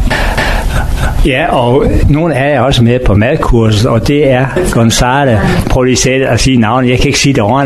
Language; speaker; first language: Danish; native; Danish